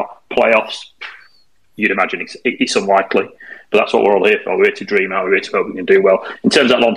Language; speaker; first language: English; native; English